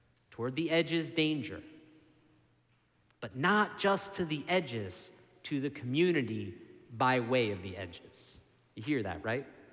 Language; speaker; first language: English; native; English